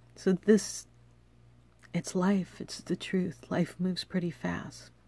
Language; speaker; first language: English; native; English